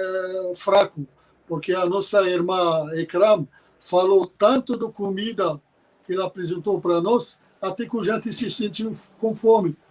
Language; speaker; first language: Portuguese; non-native, fluent; Arabic